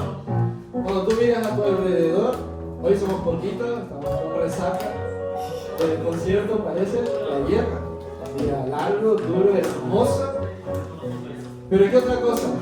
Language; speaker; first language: Spanish; native; Spanish